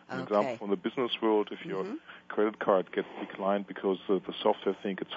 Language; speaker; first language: English; non-native, fluent; Italian